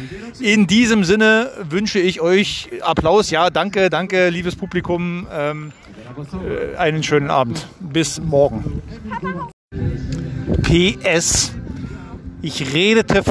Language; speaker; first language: German; native; German